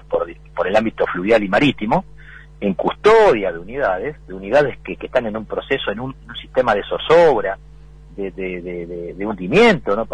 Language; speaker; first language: Spanish; native; Spanish